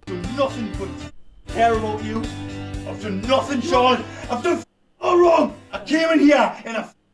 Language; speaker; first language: English; native; English